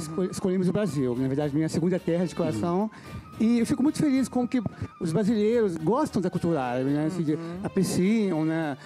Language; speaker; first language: Portuguese; non-native, fluent; Arabic